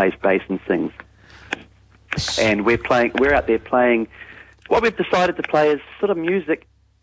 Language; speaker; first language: English; native; English